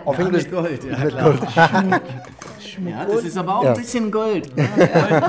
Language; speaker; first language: German; native; German